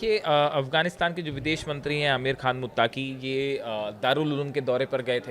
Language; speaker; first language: Hindi; native; Hindi